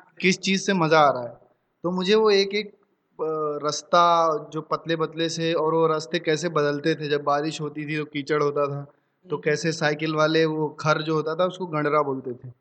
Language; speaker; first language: Hindi; native; Hindi